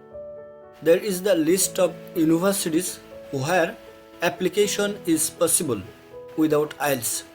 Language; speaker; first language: English; non-native, fluent; Bangla